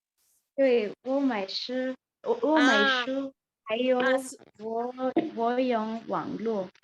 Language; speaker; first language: Chinese; non-native, learner; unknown